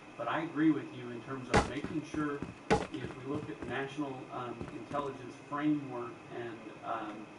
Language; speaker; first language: English; native; English